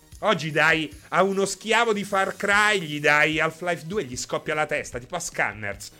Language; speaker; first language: Italian; native; Italian